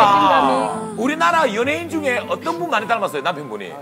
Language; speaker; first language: Korean; native; Korean